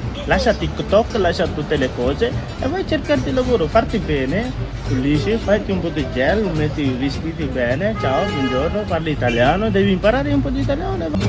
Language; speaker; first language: Italian; non-native, learner; Urdu